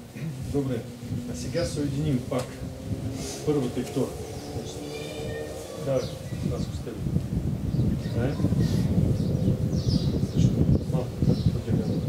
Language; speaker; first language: Bulgarian; non-native, learner; Russian